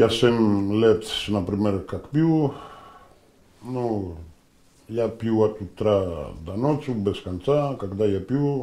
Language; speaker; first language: Russian; non-native, learner; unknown